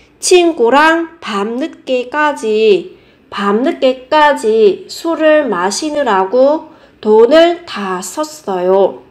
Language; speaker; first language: Korean; non-native, fluent; Vietnamese